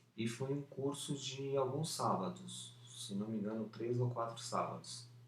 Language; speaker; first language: Portuguese; early bilingual, other home language; Spanish